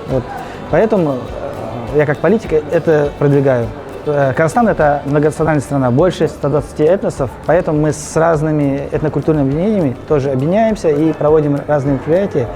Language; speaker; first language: Russian; native; Russian